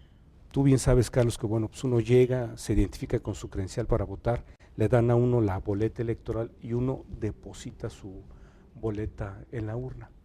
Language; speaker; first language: Spanish; native; Spanish